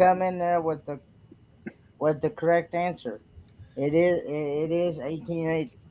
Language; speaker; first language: English; native; English